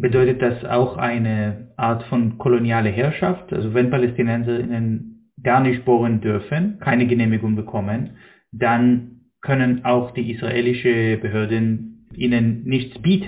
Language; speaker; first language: German; non-native, fluent; Hebrew